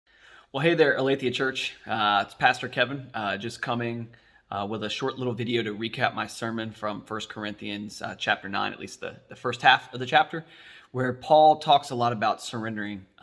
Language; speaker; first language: English; native; English